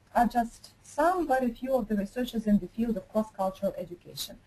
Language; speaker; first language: English; non-native, fluent; Ukrainian